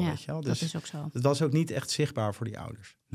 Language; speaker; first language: Dutch; native; Dutch